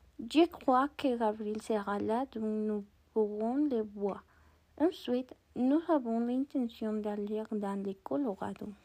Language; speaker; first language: French; non-native, learner; Spanish